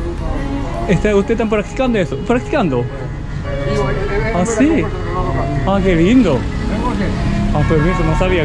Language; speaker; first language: Spanish; non-native, learner; Japanese